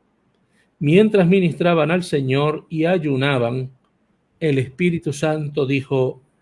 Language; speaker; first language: Spanish; native; Spanish